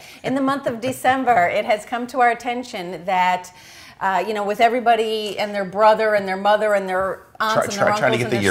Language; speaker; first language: English; native; English